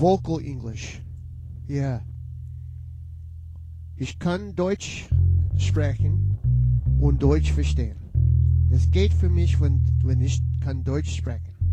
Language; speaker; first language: German; non-native, learner; English